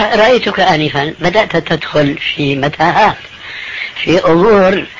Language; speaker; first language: Arabic; early bilingual, other home language; Albanian